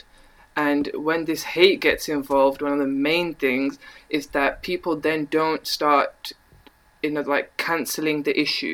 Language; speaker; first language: English; native; English